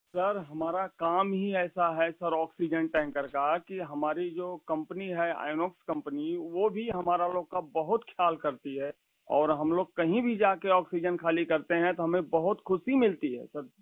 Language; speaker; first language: Hindi; native; Hindi